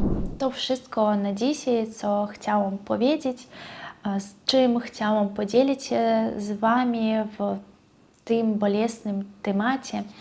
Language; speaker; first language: Polish; non-native, fluent; Russian